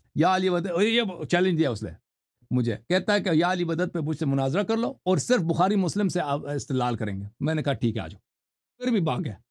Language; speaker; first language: Urdu; non-native, fluent; Persian